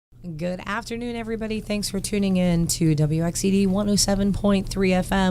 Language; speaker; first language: English; native; English